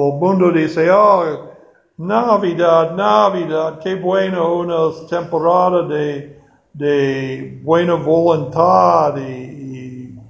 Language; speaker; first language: Spanish; non-native, fluent; English